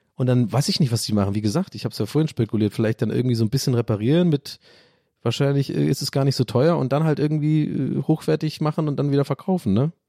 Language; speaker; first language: German; non-native, fluent; English